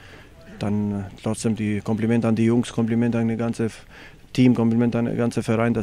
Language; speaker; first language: German; non-native, fluent; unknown